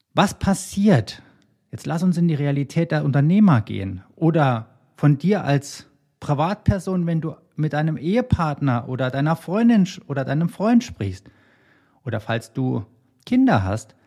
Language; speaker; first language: German; native; German